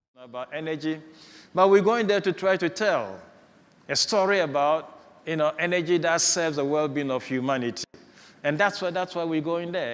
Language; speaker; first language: English; non-native, local second language; Akan